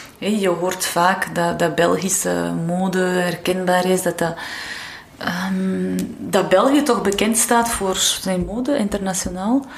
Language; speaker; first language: Dutch; non-native, local second language; French